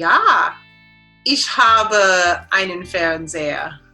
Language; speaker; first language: German; non-native, learner; English